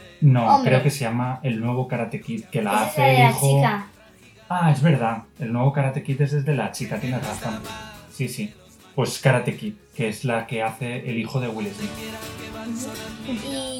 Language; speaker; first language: Spanish; native; Spanish